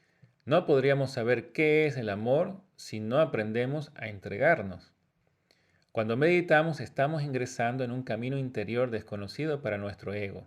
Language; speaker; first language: Spanish; native; Spanish